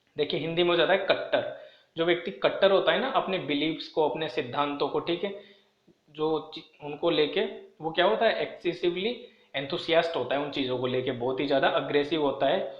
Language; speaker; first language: Hindi; native; Hindi